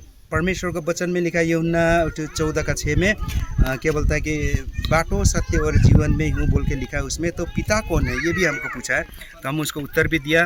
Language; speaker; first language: Hindi; non-native, local second language; Nepali